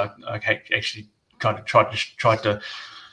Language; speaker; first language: English; native; English